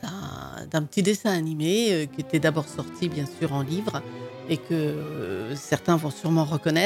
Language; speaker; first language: French; native; French